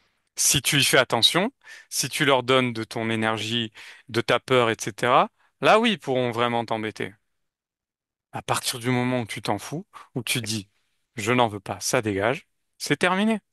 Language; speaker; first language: French; native; French